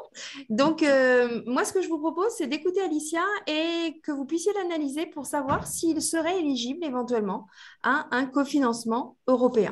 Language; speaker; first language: French; native; French